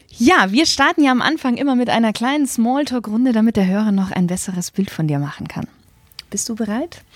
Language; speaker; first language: German; native; German